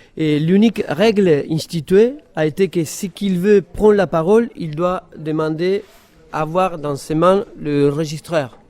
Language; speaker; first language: French; non-native, fluent; Spanish